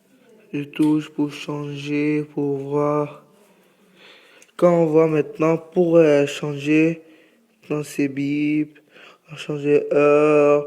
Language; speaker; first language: French; non-native, fluent; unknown